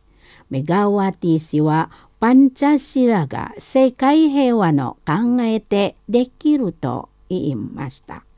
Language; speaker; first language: Japanese; non-native, learner; Indonesian